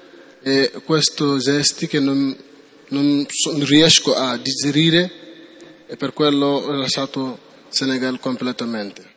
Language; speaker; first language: Italian; non-native, learner; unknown